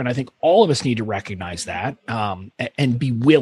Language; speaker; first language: English; native; English